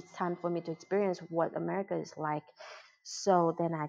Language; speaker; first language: English; non-native, fluent; Chinese